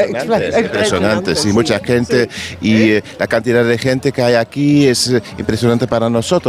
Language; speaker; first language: Spanish; non-native, learner; Dutch